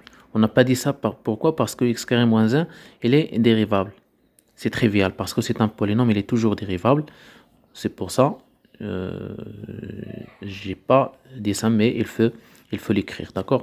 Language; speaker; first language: French; non-native, local second language; Arabic